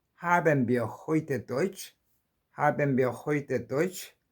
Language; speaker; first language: German; non-native, learner; Korean